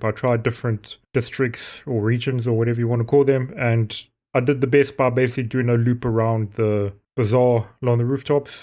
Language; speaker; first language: English; native; English